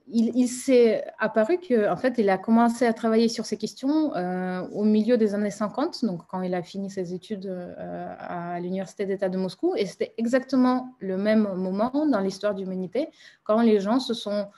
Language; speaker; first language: French; non-native, fluent; Russian